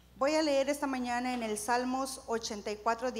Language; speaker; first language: Spanish; early bilingual, heritage; Spanish